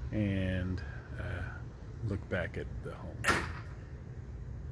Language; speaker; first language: English; native; English